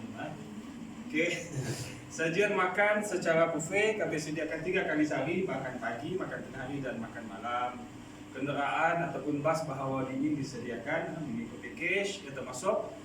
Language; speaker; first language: Malay; native; Malay